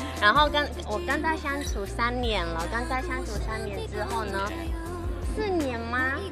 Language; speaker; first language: Chinese; non-native, fluent; Japanese